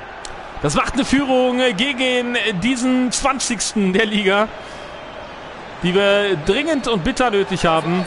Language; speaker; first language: German; native; German